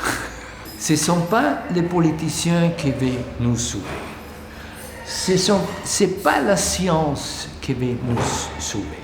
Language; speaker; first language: French; non-native, learner; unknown